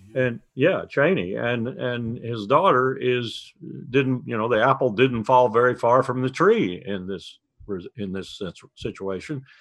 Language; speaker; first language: English; native; English